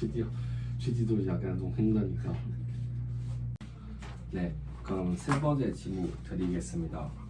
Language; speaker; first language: Korean; non-native, learner; Chinese